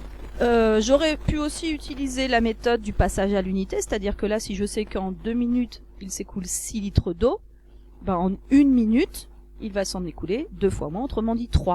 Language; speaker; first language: French; native; French